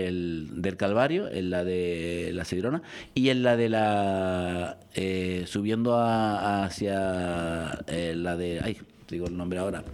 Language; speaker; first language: Spanish; native; Spanish